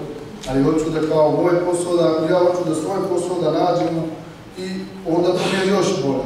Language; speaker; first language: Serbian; non-native, learner; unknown